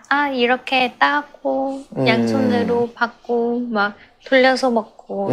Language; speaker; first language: Korean; non-native, fluent; Chinese